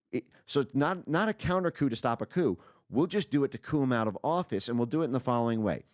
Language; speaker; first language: English; native; English